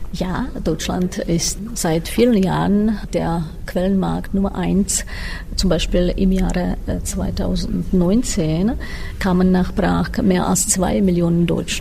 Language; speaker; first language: German; non-native, fluent; Czech